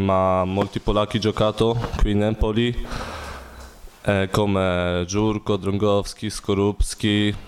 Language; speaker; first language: Italian; non-native, learner; Polish